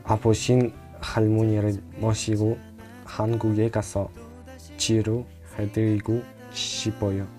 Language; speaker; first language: Korean; non-native, learner; Russian